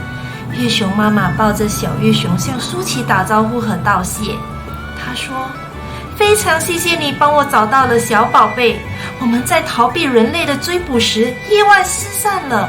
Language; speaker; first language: Chinese; native; Chinese